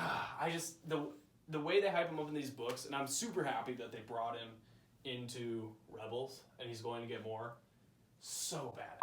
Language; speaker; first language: English; native; English